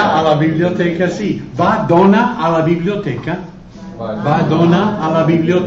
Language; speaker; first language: Spanish; non-native, fluent; English